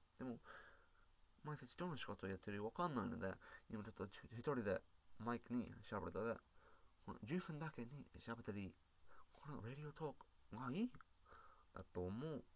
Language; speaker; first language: Japanese; non-native, learner; English